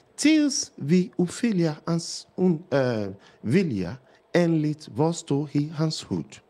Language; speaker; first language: Swedish; non-native, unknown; Yoruba